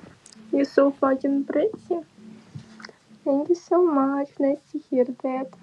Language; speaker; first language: English; non-native, learner; Russian